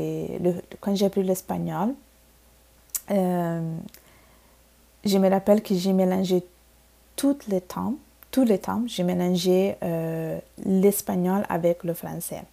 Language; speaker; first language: French; non-native, fluent; Bangla